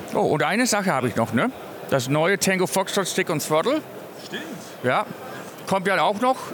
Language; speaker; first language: German; non-native, fluent; English